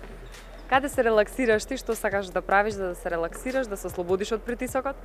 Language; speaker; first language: Macedonian; native; Macedonian